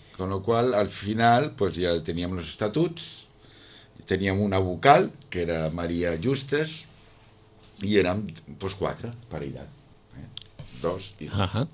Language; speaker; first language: Catalan; non-native, local second language; Spanish